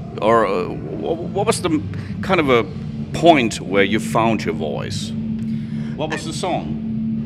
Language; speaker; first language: English; non-native, fluent; Finnish